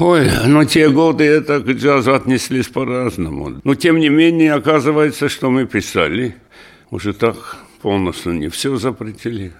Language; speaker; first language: Russian; non-native, local second language; Latvian